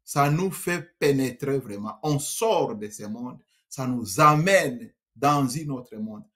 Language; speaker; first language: French; non-native, local second language; Swahili